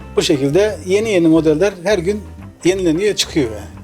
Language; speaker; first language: Turkish; native; Turkish